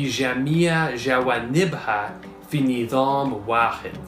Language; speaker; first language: Arabic; non-native, fluent; English